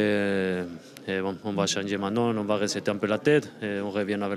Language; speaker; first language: French; non-native, fluent; Spanish